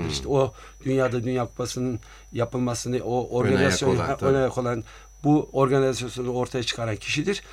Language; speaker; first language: Turkish; native; Turkish